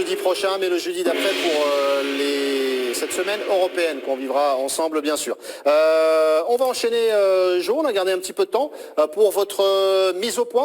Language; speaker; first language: French; native; French